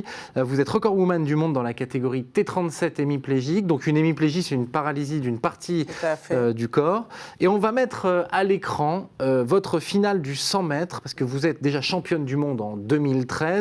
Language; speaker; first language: French; native; French